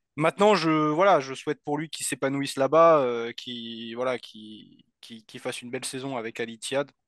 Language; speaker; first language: French; native; French